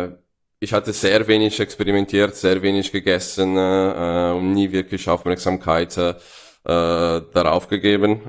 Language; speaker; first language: German; non-native, fluent; Italian